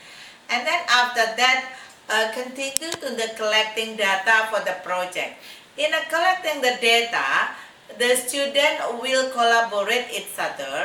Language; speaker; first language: English; non-native, fluent; Indonesian